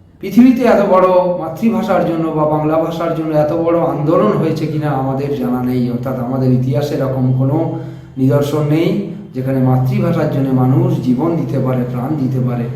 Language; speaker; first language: Bangla; native; Bangla